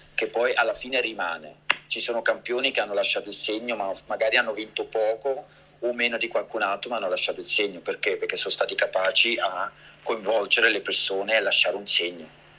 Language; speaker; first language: Italian; early bilingual, heritage; Italian